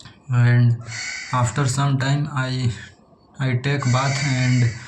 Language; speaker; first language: English; non-native, learner; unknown